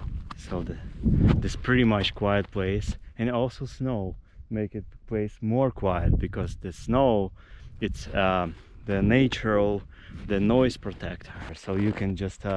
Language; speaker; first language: English; non-native, learner; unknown